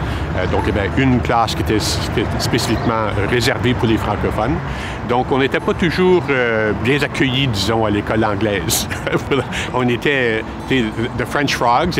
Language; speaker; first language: French; native; French